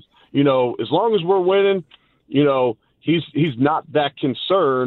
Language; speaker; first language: English; native; English